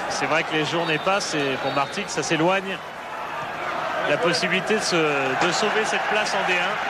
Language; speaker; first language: French; native; French